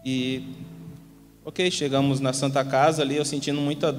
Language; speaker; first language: Portuguese; native; Portuguese